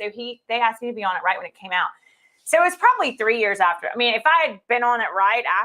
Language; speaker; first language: English; native; English